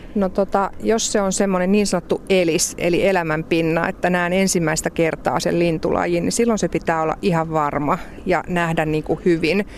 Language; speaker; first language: Finnish; native; Finnish